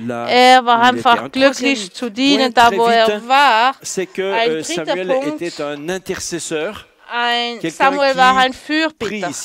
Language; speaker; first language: German; non-native, fluent; French